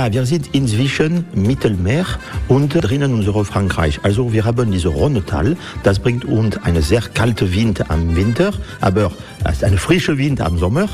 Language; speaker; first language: German; non-native, fluent; French